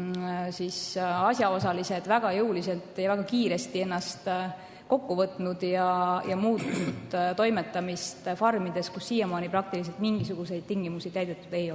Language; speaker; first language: Estonian; native; Estonian